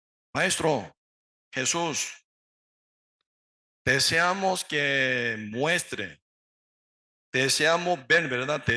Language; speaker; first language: Spanish; non-native, learner; Korean